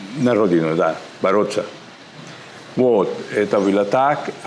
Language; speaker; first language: Russian; non-native, learner; Spanish